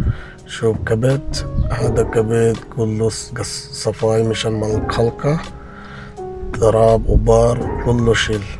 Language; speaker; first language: Arabic; non-native, learner; Bangla